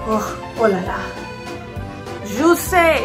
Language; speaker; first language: French; non-native, learner; English